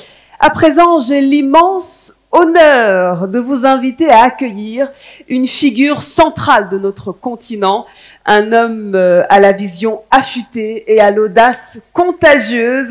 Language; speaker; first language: French; non-native, local second language; Wolof